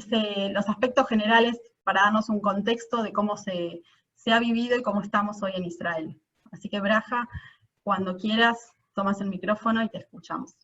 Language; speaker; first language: Spanish; native; Spanish